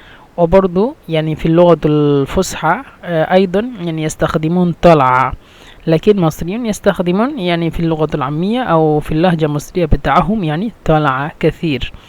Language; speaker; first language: Arabic; non-native, fluent; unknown